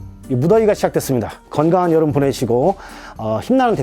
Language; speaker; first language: Korean; native; Korean